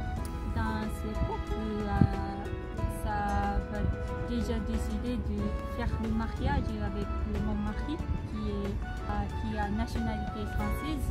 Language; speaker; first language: French; non-native, learner; Japanese